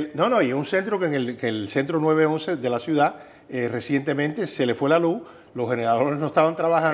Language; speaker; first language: Spanish; native; Spanish